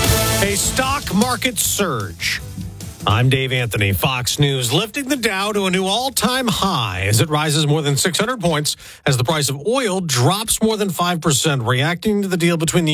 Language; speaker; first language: English; native; English